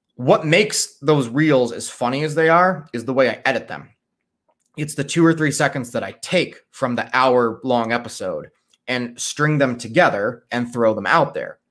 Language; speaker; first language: English; native; English